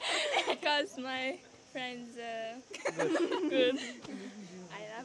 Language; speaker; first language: English; non-native, learner; Japanese